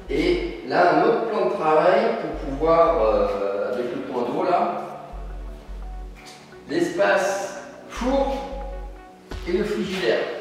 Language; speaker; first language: French; native; French